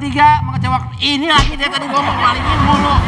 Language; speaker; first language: Indonesian; native; Indonesian